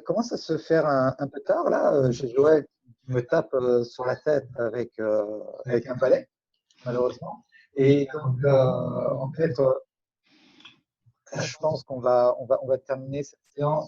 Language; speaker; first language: French; native; French